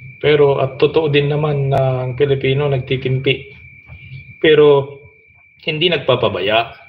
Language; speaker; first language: Filipino; non-native, local second language; Iloko